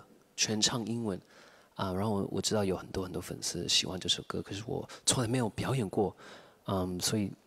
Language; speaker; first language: Chinese; non-native, fluent; English